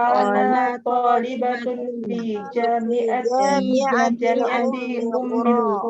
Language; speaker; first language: Arabic; non-native, learner; Indonesian